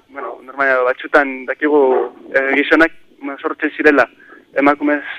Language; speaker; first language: Basque; non-native, local second language; Spanish